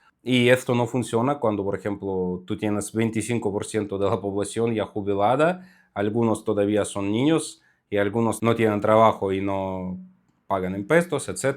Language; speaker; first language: Spanish; non-native, fluent; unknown